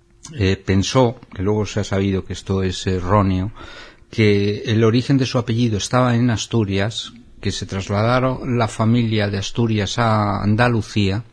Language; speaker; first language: Spanish; native; Spanish